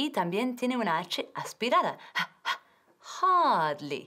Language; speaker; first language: Spanish; non-native, fluent; English